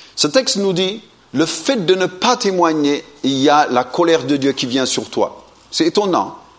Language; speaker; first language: French; non-native, fluent; Amharic